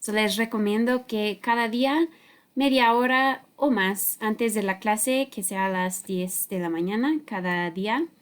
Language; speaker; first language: Spanish; non-native, learner; English